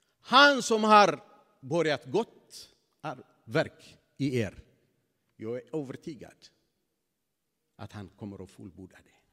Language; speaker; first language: Swedish; non-native, fluent; Tigrinya